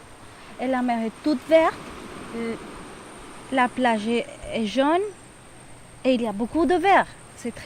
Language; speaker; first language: French; non-native, fluent; Spanish